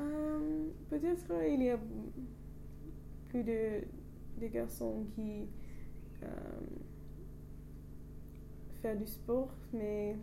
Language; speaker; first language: French; non-native, learner; English